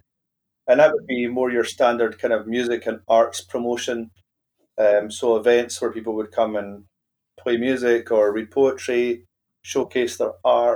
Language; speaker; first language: English; native; English